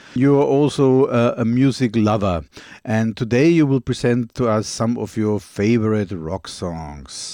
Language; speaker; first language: English; non-native, fluent; German